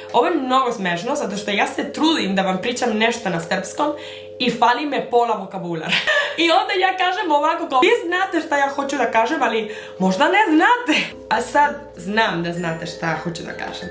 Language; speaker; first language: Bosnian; early bilingual, heritage; Spanish